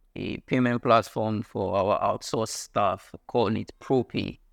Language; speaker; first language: English; non-native, local second language; Ibibio